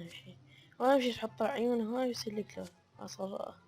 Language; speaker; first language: Arabic; native; Arabic